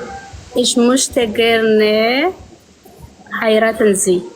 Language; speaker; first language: German; non-native, learner; Oromo